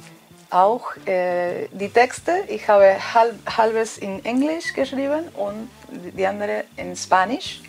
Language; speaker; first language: German; non-native, fluent; Spanish